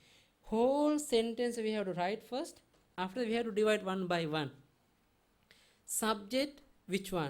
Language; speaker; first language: English; non-native, learner; Sinhala